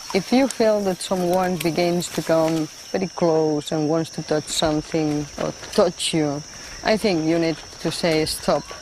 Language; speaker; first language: English; non-native, fluent; Spanish